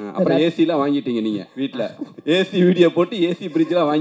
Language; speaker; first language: Tamil; native; Tamil